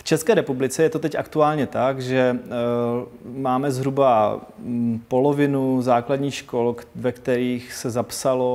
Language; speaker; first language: Czech; native; Czech